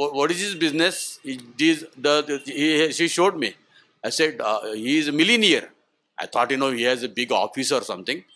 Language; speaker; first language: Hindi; non-native, local second language; Marathi